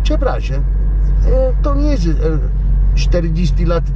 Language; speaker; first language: Polish; non-native, learner; Italian